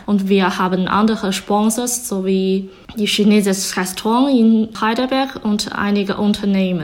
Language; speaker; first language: German; non-native, fluent; Chinese